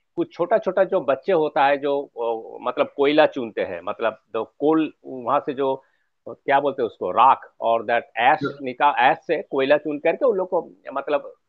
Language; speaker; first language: Hindi; non-native, local second language; Bangla